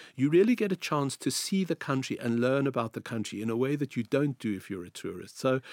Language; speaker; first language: English; native; English